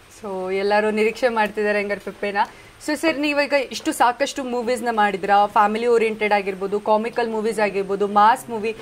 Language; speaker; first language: Kannada; native; Kannada